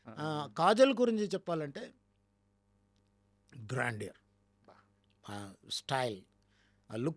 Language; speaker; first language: Telugu; non-native, learner; Tamil